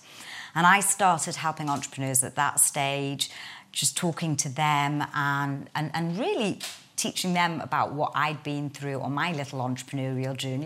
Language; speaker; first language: English; native; English